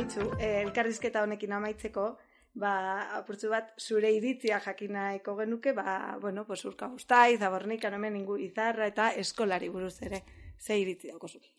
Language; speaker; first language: Basque; non-native, fluent; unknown